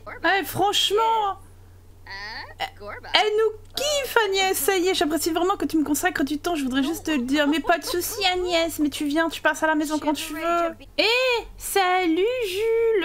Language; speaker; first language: French; native; French